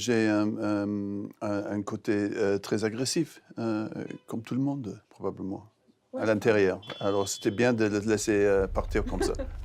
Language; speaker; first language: French; non-native, fluent; English